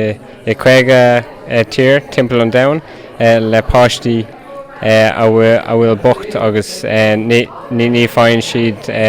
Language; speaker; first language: Irish; non-native, local second language; English